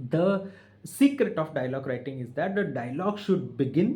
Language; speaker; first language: English; non-native, local second language; Marathi